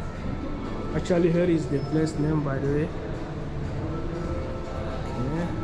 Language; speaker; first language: English; non-native, fluent; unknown